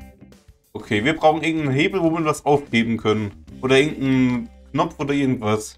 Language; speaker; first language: German; native; German